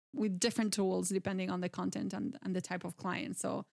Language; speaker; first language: English; non-native, fluent; Spanish